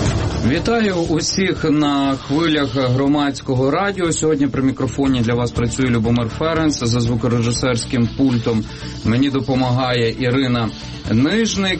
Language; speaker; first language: Ukrainian; native; Ukrainian